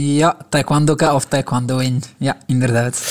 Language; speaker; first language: Dutch; non-native, local second language; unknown